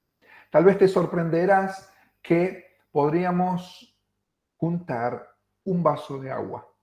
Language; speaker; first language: Spanish; native; Spanish